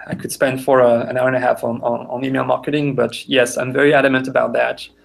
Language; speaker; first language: English; non-native, fluent; French